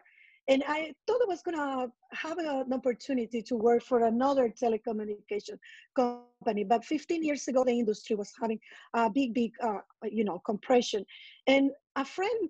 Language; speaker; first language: English; non-native, fluent; Spanish